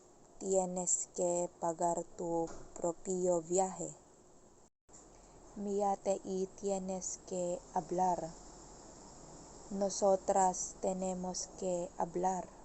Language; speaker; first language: Spanish; non-native, learner; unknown